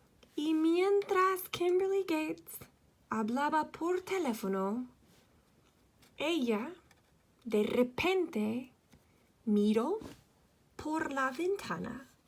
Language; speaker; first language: Spanish; non-native, fluent; English